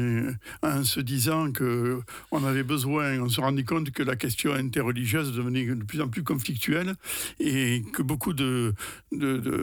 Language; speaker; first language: French; native; French